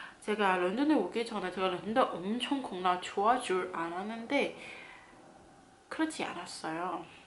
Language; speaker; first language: Korean; non-native, fluent; Cantonese